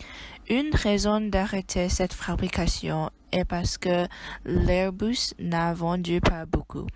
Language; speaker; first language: French; non-native, learner; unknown